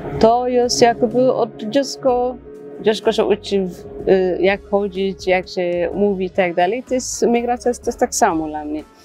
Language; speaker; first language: Polish; non-native, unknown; Tigrinya